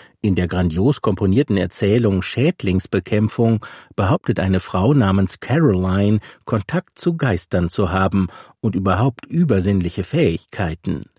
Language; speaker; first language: German; native; German